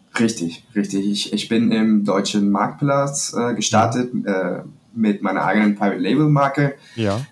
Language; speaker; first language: German; non-native, fluent; Spanish